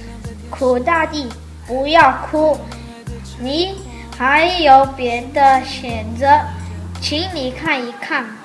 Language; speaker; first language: Chinese; non-native, learner; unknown